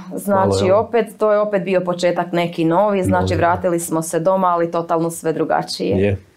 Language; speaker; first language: Croatian; native; Croatian